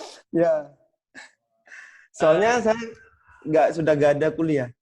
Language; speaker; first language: Indonesian; non-native, fluent; Thai